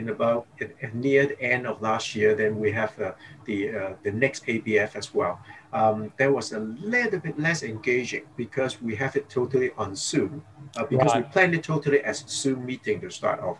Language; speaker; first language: English; non-native, local second language; Cantonese